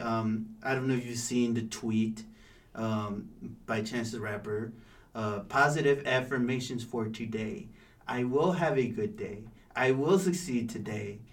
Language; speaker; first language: English; early bilingual, other home language; Spanish